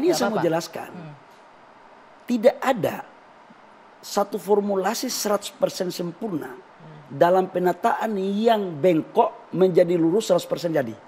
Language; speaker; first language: Indonesian; native; Indonesian